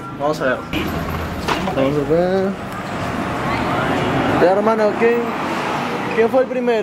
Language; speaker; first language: Spanish; native; Spanish